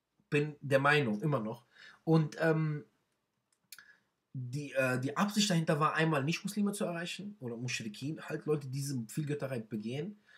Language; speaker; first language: German; non-native, fluent; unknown